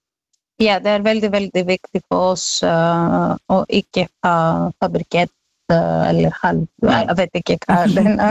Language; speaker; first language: Norwegian; non-native, fluent; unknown